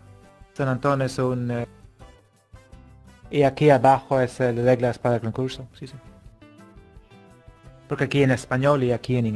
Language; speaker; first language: Spanish; non-native, learner; English